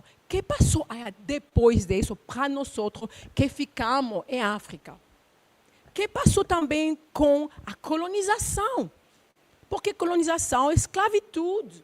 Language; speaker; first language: Portuguese; non-native, learner; Luba-Lulua